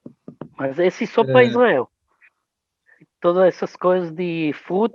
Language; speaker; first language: Portuguese; non-native, learner; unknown